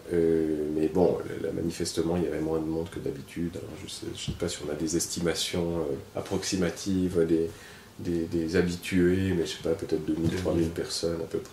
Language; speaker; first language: French; native; French